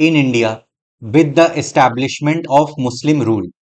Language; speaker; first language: English; non-native, local second language; Hindi